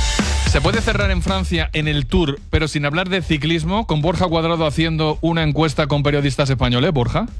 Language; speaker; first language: Spanish; native; Spanish